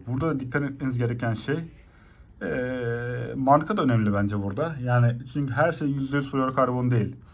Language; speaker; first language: Turkish; native; Turkish